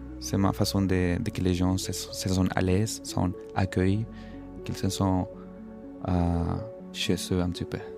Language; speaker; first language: French; non-native, fluent; Spanish